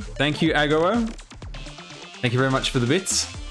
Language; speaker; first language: English; native; English